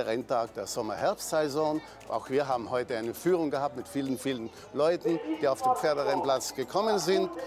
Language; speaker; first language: German; native; German